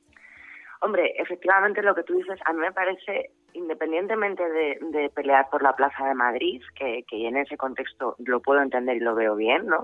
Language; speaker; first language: Spanish; native; Spanish